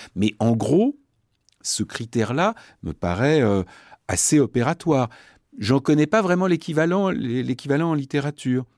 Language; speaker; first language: French; native; French